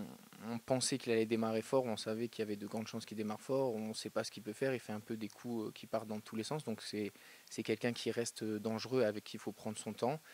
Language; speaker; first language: French; native; French